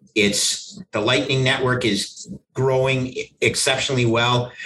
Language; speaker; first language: English; native; English